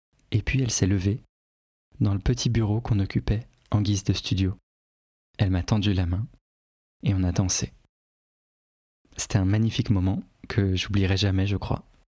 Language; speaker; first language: French; native; French